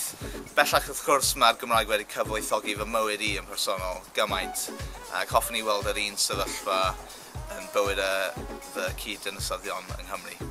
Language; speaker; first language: Welsh; non-native, local second language; English